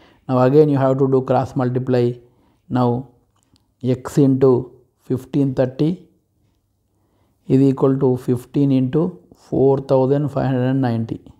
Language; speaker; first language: English; non-native, local second language; Telugu